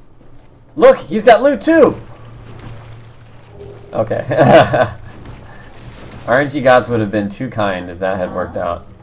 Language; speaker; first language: English; native; English